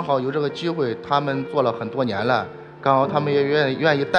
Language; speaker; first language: Chinese; native; Chinese